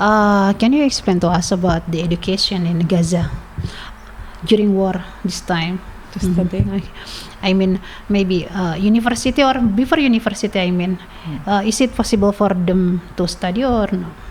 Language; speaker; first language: English; non-native, learner; Indonesian